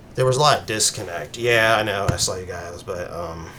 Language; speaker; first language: English; native; English